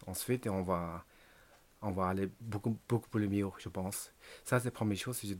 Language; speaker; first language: French; non-native, learner; Tibetan